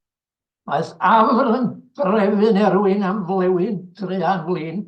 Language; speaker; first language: Welsh; native; Welsh